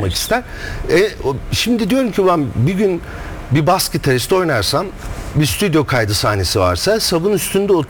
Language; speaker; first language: Turkish; native; Turkish